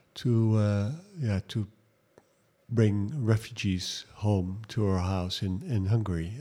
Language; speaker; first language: English; non-native, fluent; Dutch